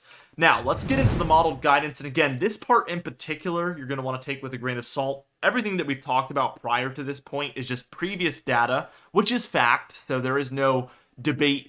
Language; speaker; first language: English; native; English